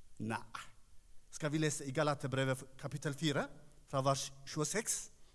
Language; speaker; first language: Norwegian; non-native, fluent; Tigrinya